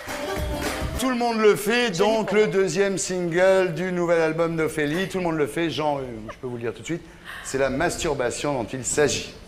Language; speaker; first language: French; native; French